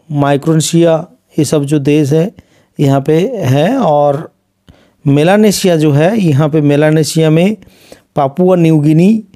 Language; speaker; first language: Hindi; non-native, local second language; Bangla